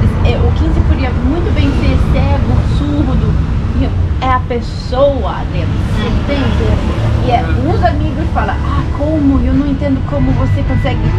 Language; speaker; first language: Portuguese; early bilingual, heritage; Portuguese